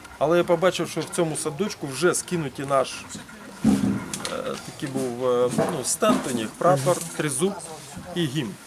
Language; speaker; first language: Ukrainian; early bilingual, heritage; Ukrainian